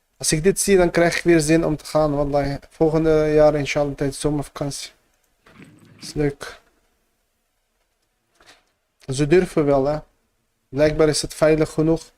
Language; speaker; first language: Dutch; early bilingual, other home language; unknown